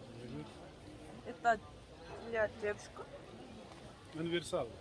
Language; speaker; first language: Russian; non-native, learner; Korean